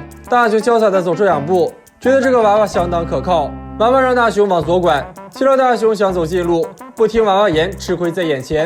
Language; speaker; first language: Chinese; native; Chinese